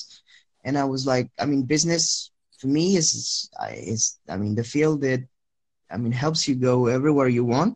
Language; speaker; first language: English; non-native, fluent; French